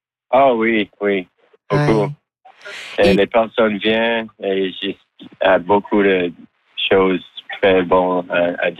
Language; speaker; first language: French; non-native, local second language; English